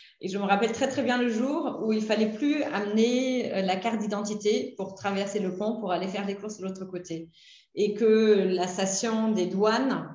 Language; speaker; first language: French; non-native, fluent; German